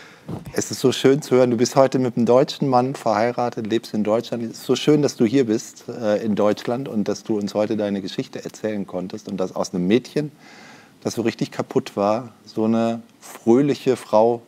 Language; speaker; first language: German; native; German